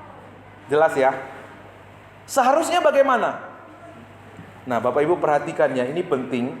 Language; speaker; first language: Indonesian; native; Indonesian